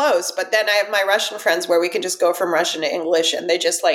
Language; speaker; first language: English; early bilingual, other home language; Russian